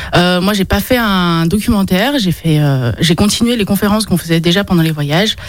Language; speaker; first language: French; early bilingual, other home language; Chinese